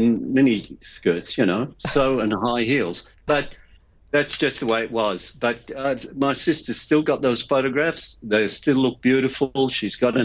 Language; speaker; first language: English; native; English